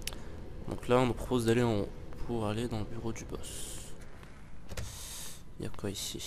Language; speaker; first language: French; native; French